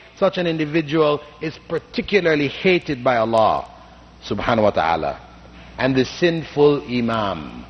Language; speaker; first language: English; non-native, fluent; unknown